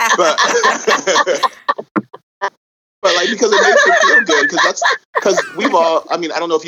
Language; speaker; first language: English; native; English